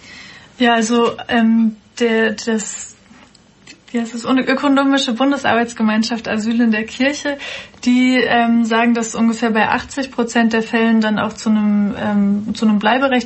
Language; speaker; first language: German; native; German